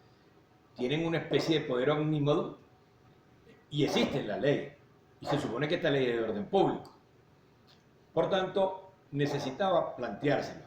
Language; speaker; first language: Spanish; native; Spanish